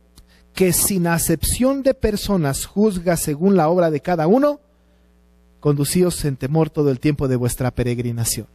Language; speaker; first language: Spanish; native; Spanish